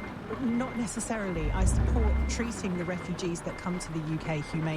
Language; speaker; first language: English; native; English